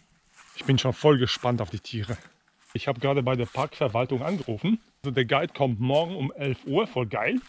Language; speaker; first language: German; native; German